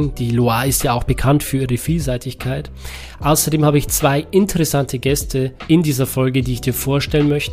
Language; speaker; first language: German; native; German